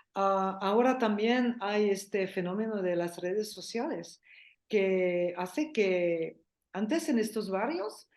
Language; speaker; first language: Spanish; non-native, fluent; French